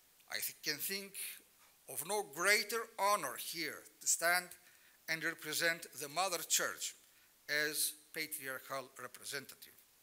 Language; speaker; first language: English; non-native, fluent; Greek